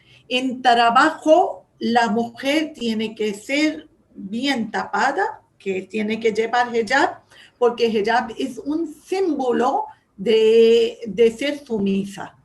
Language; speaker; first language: Spanish; non-native, fluent; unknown